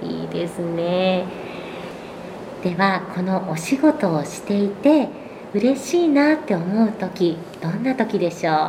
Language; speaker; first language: Japanese; native; Japanese